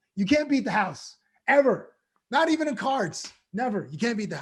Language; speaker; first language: English; native; English